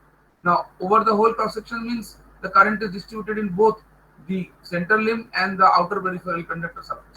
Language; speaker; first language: English; non-native, local second language; Bangla